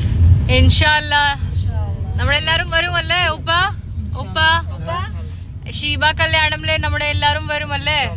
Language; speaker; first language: Malayalam; non-native, learner; Hindi